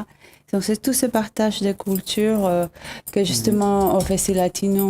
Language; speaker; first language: French; non-native, fluent; Spanish